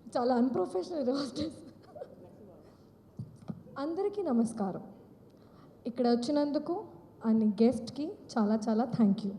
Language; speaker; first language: Telugu; non-native, local second language; Hindi